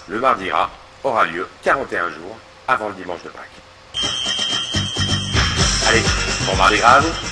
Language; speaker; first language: French; native; French